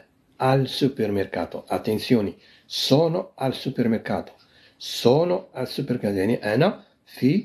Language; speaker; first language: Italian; non-native, fluent; Arabic